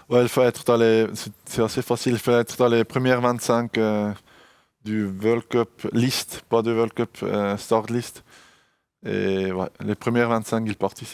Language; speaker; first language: French; non-native, local second language; German